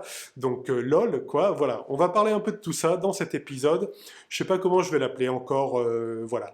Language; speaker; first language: French; native; French